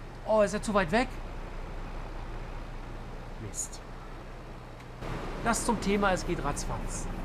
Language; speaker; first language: German; native; German